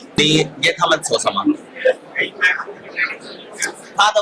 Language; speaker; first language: Chinese; non-native, learner; Hindi